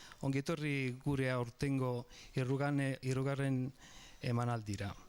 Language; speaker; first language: Basque; non-native, learner; Italian